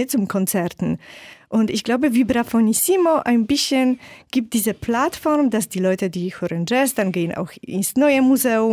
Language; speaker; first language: German; non-native, fluent; Polish